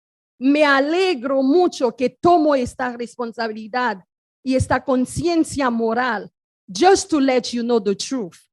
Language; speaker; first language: Spanish; non-native, fluent; Haitian Creole